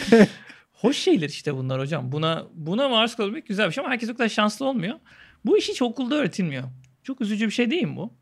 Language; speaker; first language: Turkish; native; Turkish